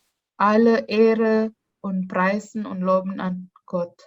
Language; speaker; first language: German; non-native, fluent; Indonesian